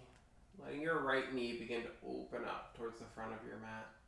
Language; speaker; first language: English; native; English